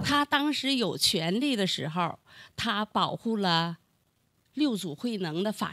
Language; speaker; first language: Chinese; native; Chinese